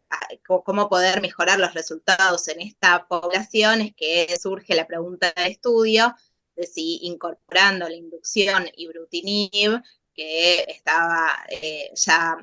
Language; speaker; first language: Spanish; native; Spanish